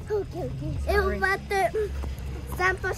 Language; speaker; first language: French; early bilingual, heritage; French